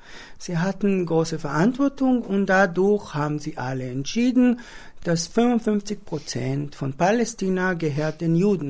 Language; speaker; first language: German; non-native, fluent; Hebrew